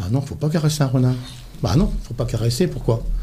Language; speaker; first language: French; native; French